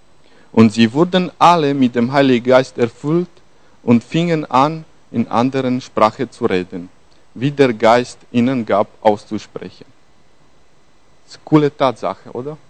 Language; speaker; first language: German; non-native, fluent; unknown